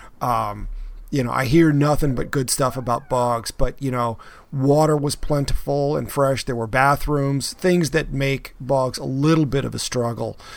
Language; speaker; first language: English; native; English